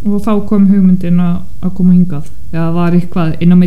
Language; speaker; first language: Icelandic; non-native, fluent; Polish